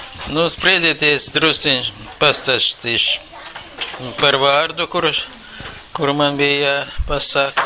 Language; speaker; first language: Latvian; non-native, local second language; Russian